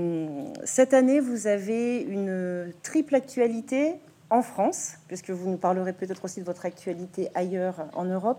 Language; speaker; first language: French; native; French